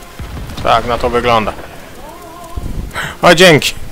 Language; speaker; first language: Polish; native; Polish